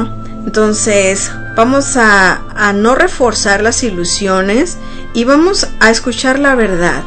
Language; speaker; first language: Spanish; native; Spanish